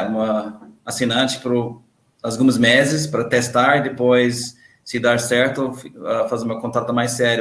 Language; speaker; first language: Portuguese; non-native, learner; English